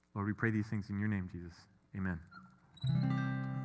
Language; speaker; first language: English; native; English